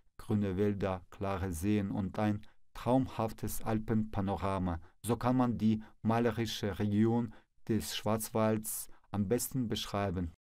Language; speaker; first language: German; non-native, fluent; Russian